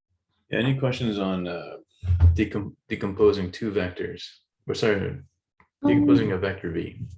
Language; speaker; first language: English; native; English